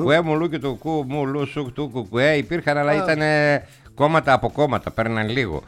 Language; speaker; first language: Greek; native; Greek